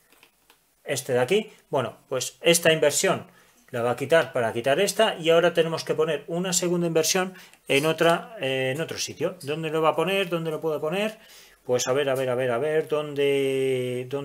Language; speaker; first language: Spanish; native; Spanish